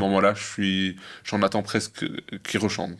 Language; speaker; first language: French; native; French